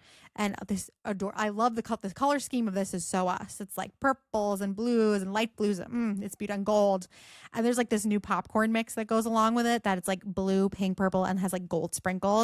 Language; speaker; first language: English; native; English